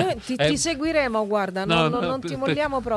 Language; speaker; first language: Italian; native; Italian